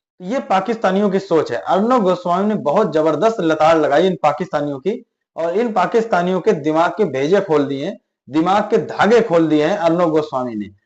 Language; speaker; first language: Hindi; native; Hindi